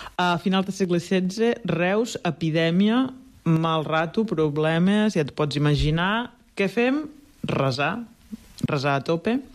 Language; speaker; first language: Catalan; native; Catalan